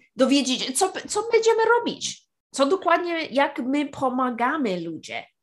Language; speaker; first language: Polish; early bilingual, heritage; Polish